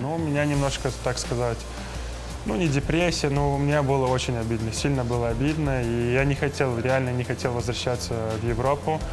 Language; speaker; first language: Russian; native; Russian